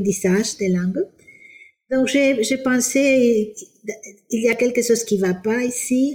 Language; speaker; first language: French; non-native, fluent; Spanish